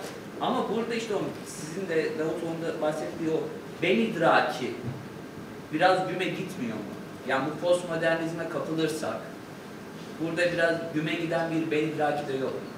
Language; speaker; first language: Turkish; native; Turkish